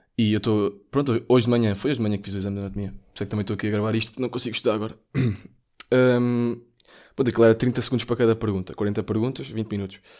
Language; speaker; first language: Portuguese; native; Portuguese